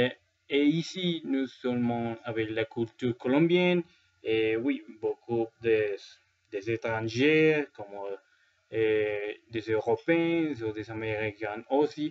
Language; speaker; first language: French; non-native, learner; Spanish